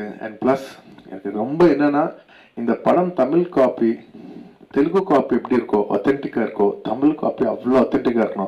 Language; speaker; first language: Tamil; non-native, local second language; Telugu